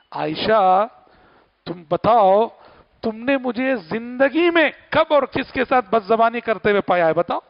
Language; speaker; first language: Urdu; native; Urdu